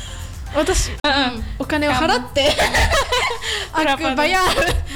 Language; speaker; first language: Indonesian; non-native, learner; Japanese